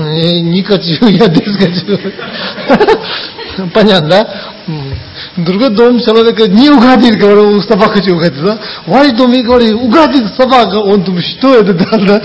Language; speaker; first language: Russian; non-native, learner; Tibetan